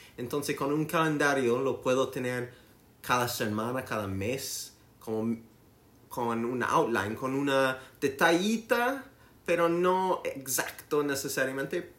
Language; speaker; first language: Spanish; non-native, learner; English